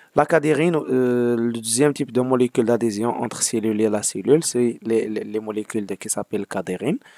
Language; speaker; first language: French; non-native, local second language; Arabic